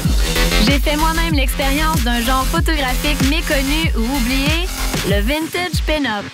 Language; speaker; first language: French; native; French